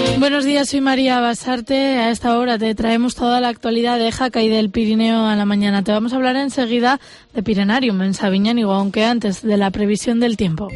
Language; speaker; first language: Spanish; native; Spanish